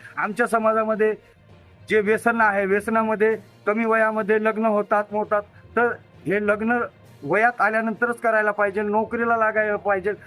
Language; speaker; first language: Marathi; non-native, local second language; Bhili